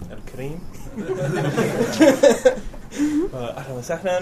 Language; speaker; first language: Arabic; non-native, learner; English